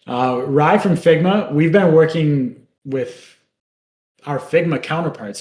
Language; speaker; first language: English; native; English